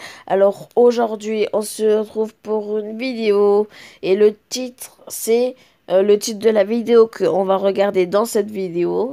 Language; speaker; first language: French; native; French